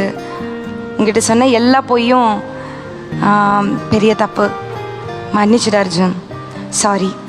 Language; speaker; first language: Tamil; native; Tamil